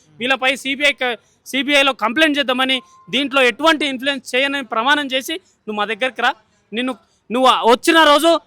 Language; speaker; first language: Telugu; non-native, local second language; Lambadi